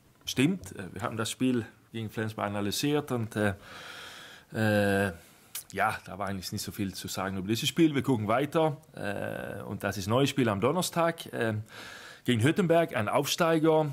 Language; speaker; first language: German; non-native, fluent; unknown